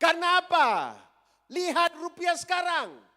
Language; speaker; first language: Indonesian; non-native, fluent; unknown